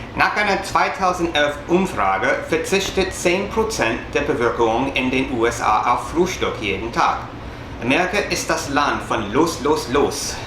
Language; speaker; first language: German; non-native, learner; English